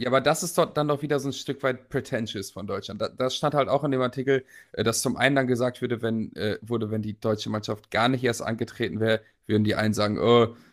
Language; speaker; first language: German; native; German